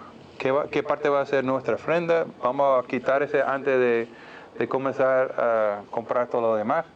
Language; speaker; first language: Spanish; non-native, fluent; English